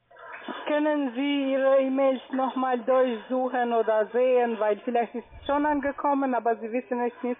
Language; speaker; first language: German; non-native, learner; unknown